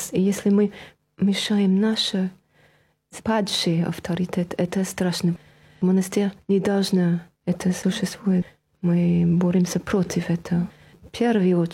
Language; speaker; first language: Russian; non-native, fluent; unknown